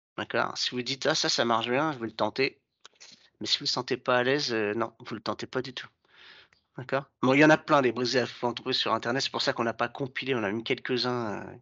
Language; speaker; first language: French; native; French